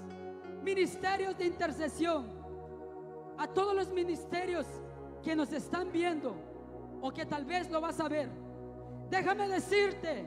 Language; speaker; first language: Spanish; native; Spanish